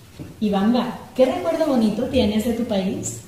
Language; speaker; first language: Spanish; native; Spanish